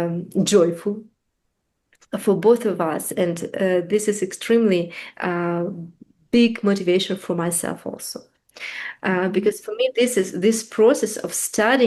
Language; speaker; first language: English; non-native, fluent; Russian